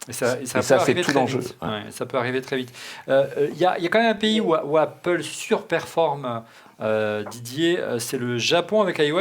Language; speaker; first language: French; native; French